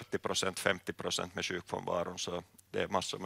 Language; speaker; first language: Swedish; non-native, local second language; Finnish